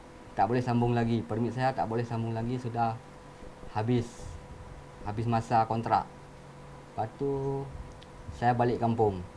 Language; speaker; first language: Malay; non-native, local second language; Achinese